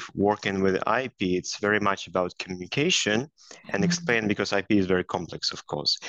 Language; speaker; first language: English; non-native, fluent; Russian